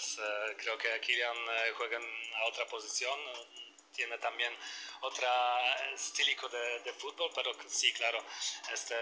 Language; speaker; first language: Spanish; non-native, learner; Polish